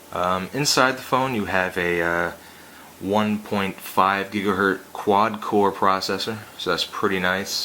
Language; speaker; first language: English; native; English